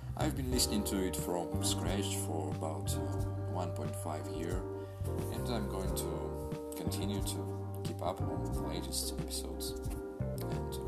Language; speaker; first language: English; non-native, fluent; Russian